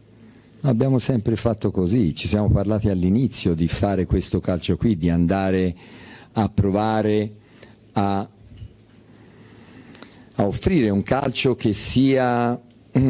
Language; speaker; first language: Italian; native; Italian